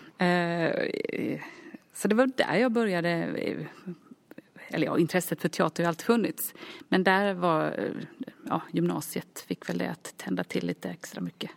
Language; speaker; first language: Swedish; early bilingual, other home language; Finnish